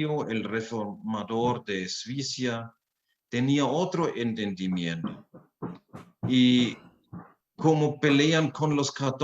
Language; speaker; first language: Spanish; non-native, fluent; German